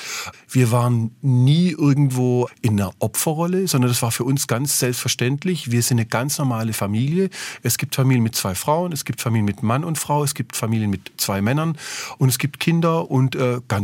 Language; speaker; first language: German; native; German